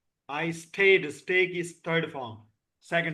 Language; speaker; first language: English; non-native, fluent; Urdu